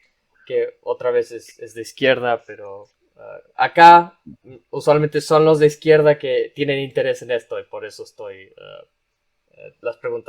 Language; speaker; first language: Spanish; non-native, fluent; English